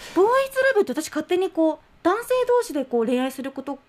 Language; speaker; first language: Japanese; non-native, fluent; English